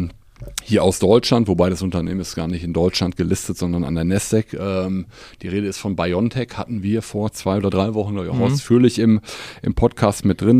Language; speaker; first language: German; native; German